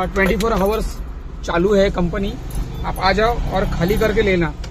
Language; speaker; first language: Hindi; non-native, local second language; Marathi